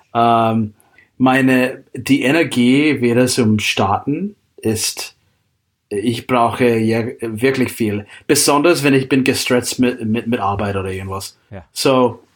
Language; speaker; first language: German; non-native, fluent; English